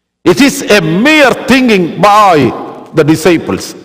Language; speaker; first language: English; non-native, local second language; Malayalam